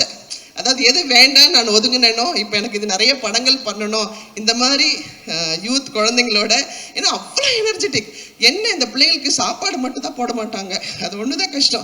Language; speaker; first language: Tamil; native; Tamil